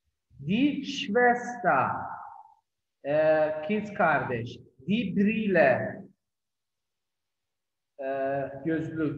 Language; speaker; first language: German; non-native, learner; Turkish